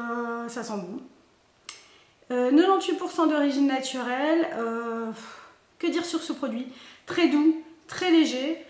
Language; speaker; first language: French; native; French